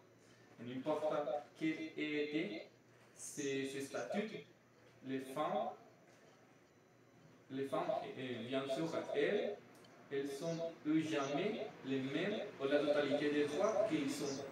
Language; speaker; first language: French; non-native, learner; Spanish